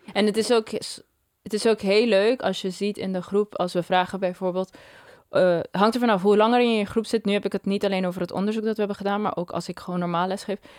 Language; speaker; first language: Dutch; non-native, local second language; Papiamento